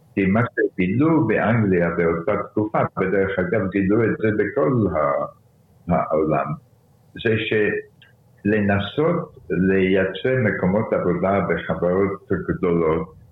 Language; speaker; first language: Hebrew; early bilingual, other home language; Arabic